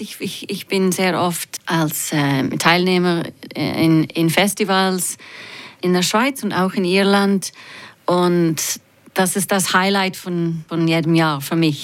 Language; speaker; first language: German; non-native, fluent; English